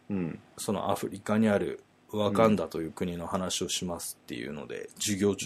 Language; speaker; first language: Japanese; native; Japanese